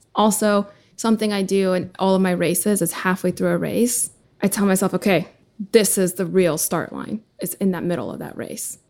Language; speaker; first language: English; early bilingual, other home language; Russian